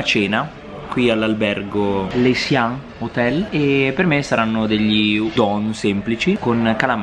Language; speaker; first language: Italian; native; Italian